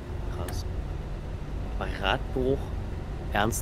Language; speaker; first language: German; native; German